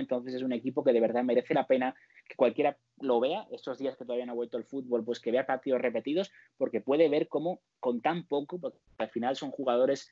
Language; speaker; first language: Spanish; native; Spanish